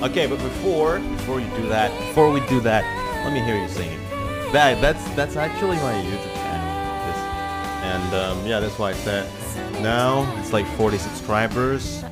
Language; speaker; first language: English; non-native, fluent; Indonesian